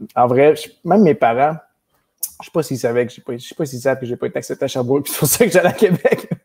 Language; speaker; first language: French; native; French